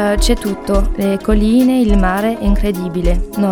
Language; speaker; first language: Italian; non-native, learner; French